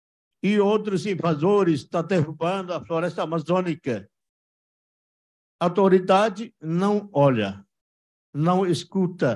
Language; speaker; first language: Portuguese; non-native, local second language; Yanomámi